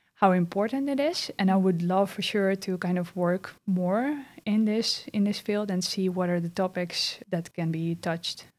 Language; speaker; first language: English; non-native, fluent; Russian